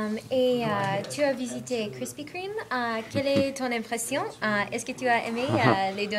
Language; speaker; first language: French; non-native, learner; English